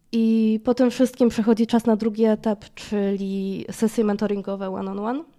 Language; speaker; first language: Polish; native; Polish